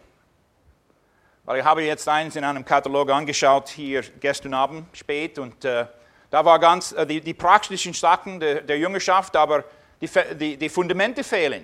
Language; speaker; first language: German; non-native, fluent; English